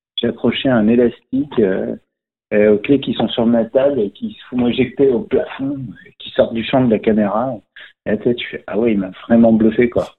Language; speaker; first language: French; native; French